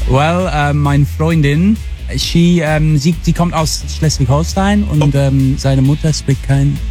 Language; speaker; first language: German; non-native, learner; English